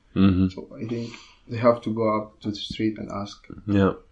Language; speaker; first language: English; non-native, learner; Arabic